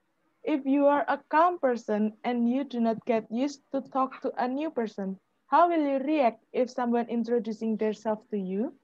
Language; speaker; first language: English; non-native, fluent; Indonesian